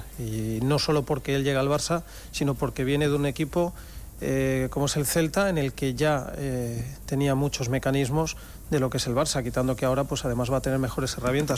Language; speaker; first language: Spanish; native; Spanish